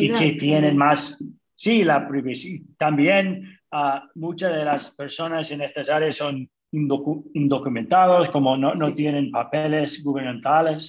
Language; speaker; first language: Spanish; early bilingual, other home language; English